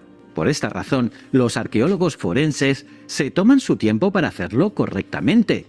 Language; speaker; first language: Spanish; native; Spanish